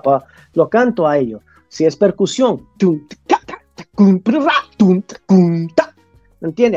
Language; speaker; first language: Spanish; early bilingual, heritage; English